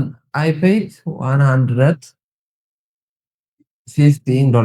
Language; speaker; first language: English; non-native, learner; Tigrinya